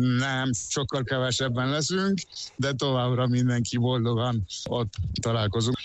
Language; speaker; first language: Hungarian; early bilingual, heritage; Hungarian